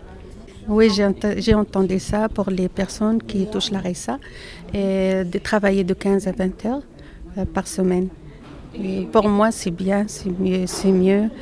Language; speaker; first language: French; non-native, learner; Arabic